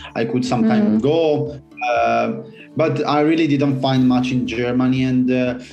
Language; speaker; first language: English; non-native, fluent; Italian